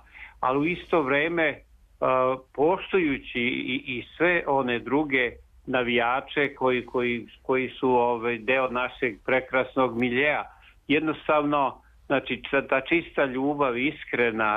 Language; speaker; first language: Serbian; native; Serbian